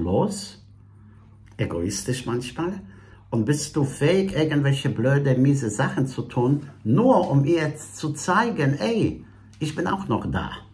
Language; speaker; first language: German; non-native, fluent; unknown